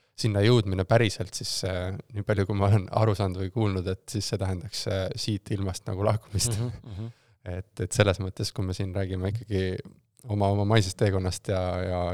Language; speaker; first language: Estonian; native; Estonian